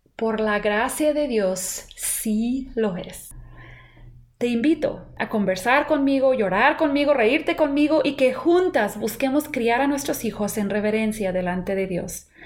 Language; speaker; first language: Spanish; non-native, fluent; English